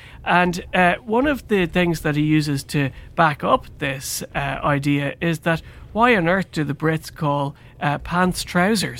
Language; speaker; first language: English; native; English